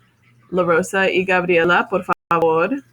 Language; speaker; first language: Spanish; non-native, fluent; English